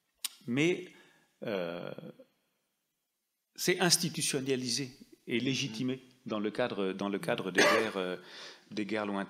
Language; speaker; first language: French; native; French